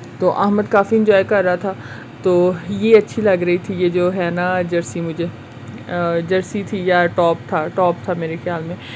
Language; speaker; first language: Urdu; native; Urdu